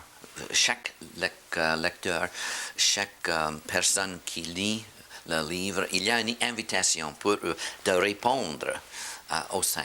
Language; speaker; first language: French; non-native, learner; English